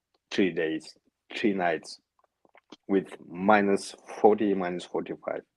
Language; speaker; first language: English; non-native, learner; Yakut